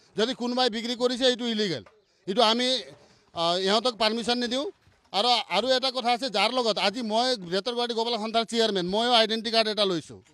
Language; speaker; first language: Assamese; non-native, local second language; Nepali